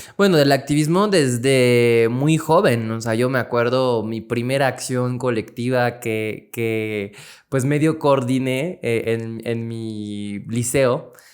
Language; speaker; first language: Spanish; non-native, fluent; French